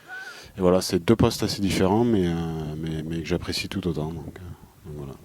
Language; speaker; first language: French; native; French